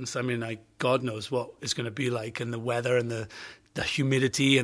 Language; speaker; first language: English; native; English